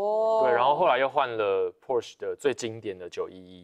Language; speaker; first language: Chinese; native; Chinese